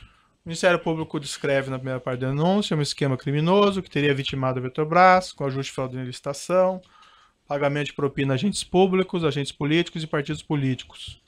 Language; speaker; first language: Portuguese; native; Portuguese